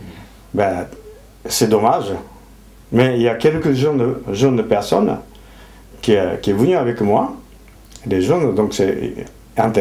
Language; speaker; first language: French; non-native, fluent; Japanese